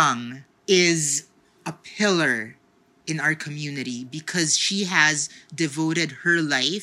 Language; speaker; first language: English; non-native, local second language; Filipino